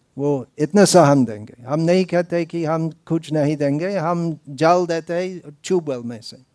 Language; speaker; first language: Hindi; non-native, fluent; English